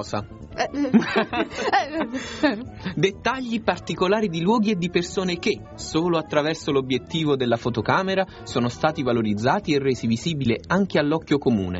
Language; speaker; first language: Italian; native; Italian